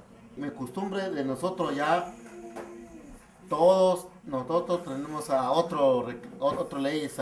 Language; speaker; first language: Spanish; non-native, local second language; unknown